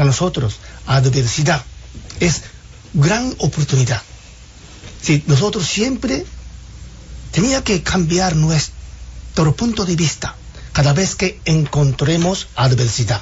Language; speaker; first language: Spanish; non-native, fluent; Japanese